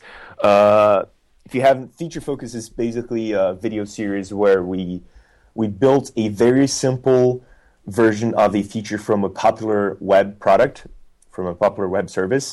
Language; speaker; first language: English; non-native, fluent; Portuguese